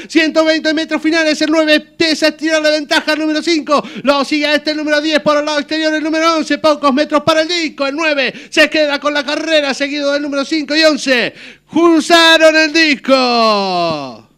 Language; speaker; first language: Spanish; native; Spanish